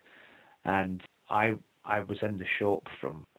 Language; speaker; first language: English; native; English